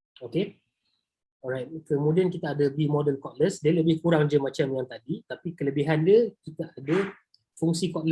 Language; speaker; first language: Malay; native; Malay